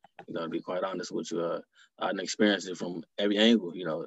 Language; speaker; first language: English; native; English